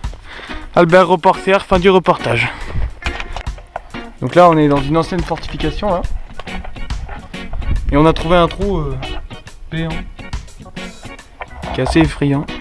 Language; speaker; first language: French; native; French